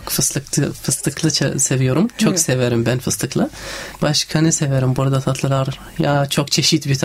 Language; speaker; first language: Turkish; non-native, fluent; Arabic